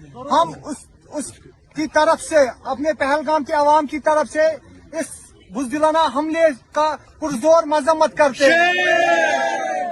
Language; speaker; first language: Hindi; non-native, local second language; Kashmiri